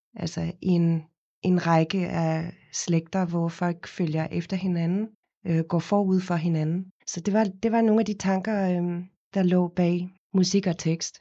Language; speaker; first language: Danish; non-native, fluent; Afrikaans